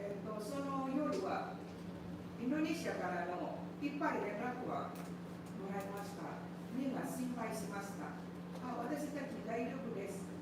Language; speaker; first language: Japanese; non-native, learner; Indonesian